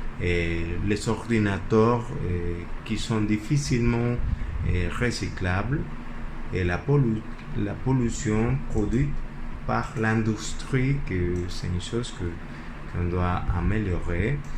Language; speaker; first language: French; non-native, learner; Spanish